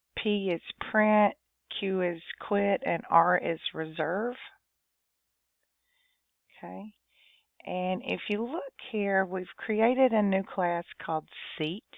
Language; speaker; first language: English; native; English